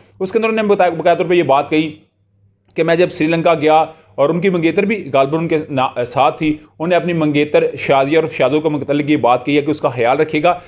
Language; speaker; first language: Urdu; non-native, local second language; Punjabi